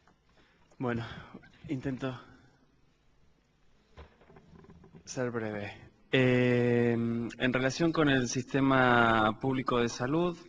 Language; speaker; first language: Spanish; native; Spanish